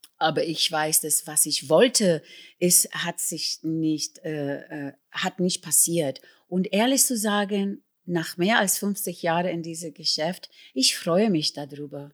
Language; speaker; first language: German; non-native, fluent; English